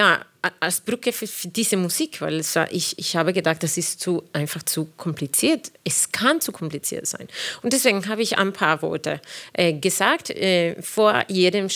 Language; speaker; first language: German; non-native, fluent; Spanish